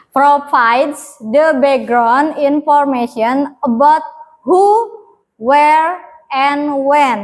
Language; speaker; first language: English; non-native, learner; Indonesian